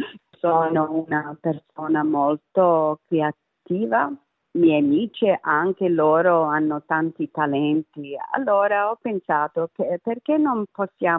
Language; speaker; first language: Italian; early bilingual, heritage; Italian